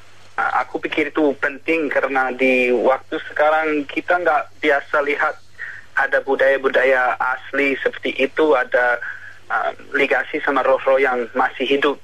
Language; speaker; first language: Indonesian; non-native, learner; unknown